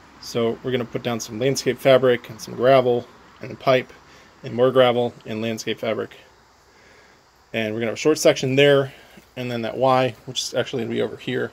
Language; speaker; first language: English; native; English